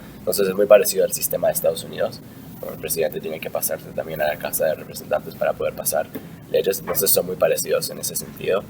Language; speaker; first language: Spanish; early bilingual, heritage; Spanish